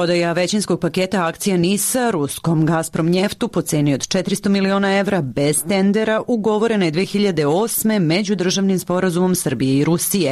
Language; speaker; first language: Serbian; native; Serbian